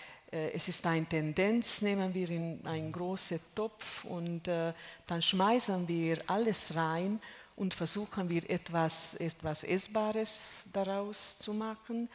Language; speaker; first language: German; non-native, fluent; Hungarian